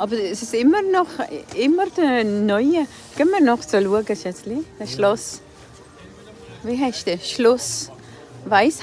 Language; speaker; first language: German; non-native, learner; Cebuano